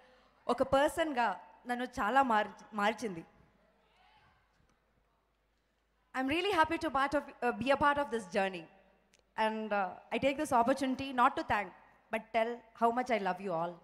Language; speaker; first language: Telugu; non-native, local second language; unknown